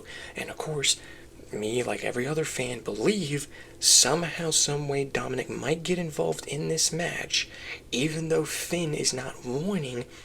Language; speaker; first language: English; native; English